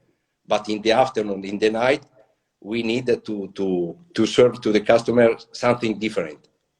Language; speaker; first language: English; non-native, learner; Italian